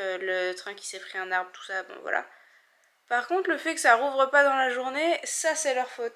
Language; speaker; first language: French; native; French